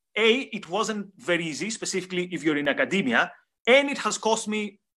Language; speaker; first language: English; non-native, fluent; Greek